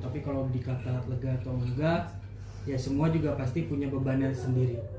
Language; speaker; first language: Indonesian; native; Indonesian